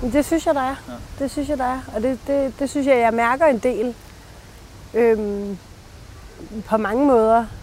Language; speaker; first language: Danish; early bilingual, other home language; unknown